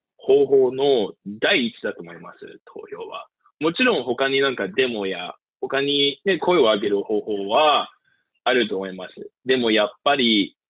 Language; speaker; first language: Japanese; early bilingual, heritage; Japanese